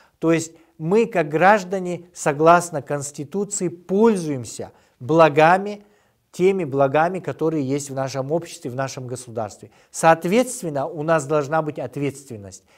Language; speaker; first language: Russian; non-native, local second language; Kyrgyz